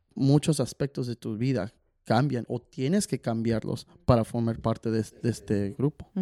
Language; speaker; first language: Spanish; early bilingual, heritage; Spanish